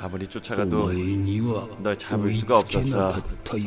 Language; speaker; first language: Korean; native; Korean